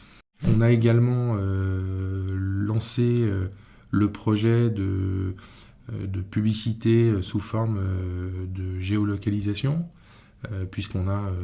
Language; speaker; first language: French; native; French